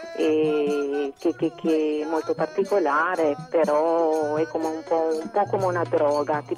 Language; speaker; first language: Italian; non-native, fluent; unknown